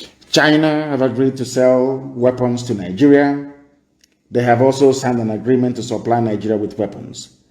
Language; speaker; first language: English; non-native, local second language; Igbo